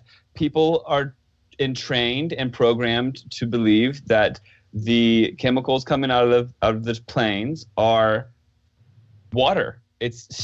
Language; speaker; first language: English; native; English